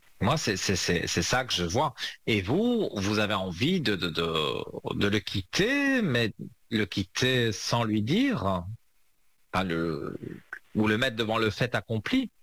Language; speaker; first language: French; native; French